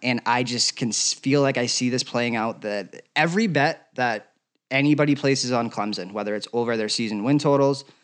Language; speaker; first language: English; native; English